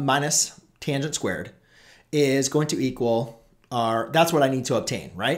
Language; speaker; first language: English; native; English